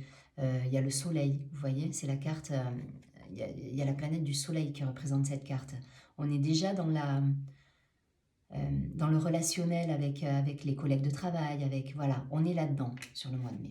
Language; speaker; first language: French; native; French